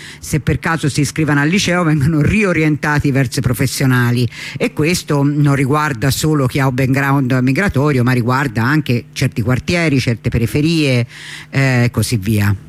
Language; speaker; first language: Italian; native; Italian